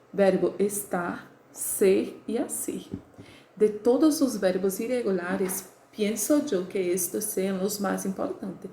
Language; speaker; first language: Spanish; non-native, learner; Portuguese